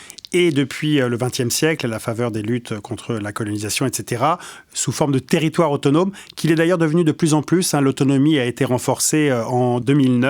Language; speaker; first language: French; native; French